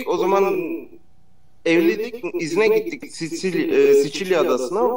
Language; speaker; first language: Turkish; early bilingual, heritage; Turkish